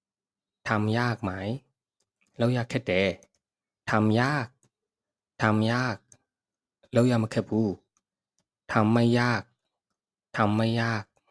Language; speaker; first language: Thai; non-native, fluent; Burmese